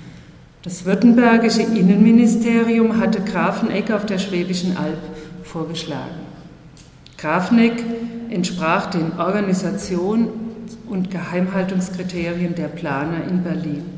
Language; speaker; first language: German; native; German